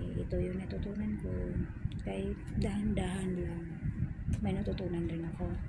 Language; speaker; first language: Filipino; non-native, local second language; Cebuano